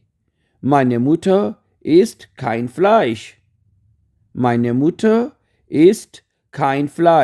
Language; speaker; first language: German; non-native, fluent; Urdu